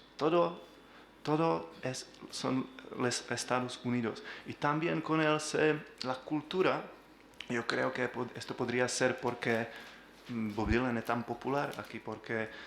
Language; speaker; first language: Spanish; non-native, learner; Czech